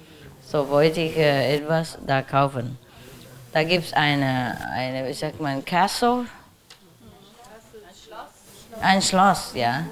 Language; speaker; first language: German; non-native, learner; Vietnamese